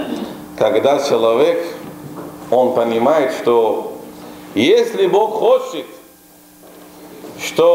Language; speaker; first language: Russian; non-native, local second language; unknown